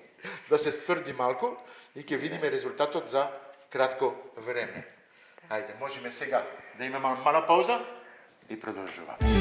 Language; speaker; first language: Macedonian; non-native, fluent; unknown